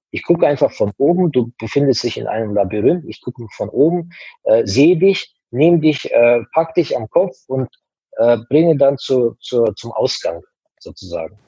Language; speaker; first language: German; non-native, fluent; Azerbaijani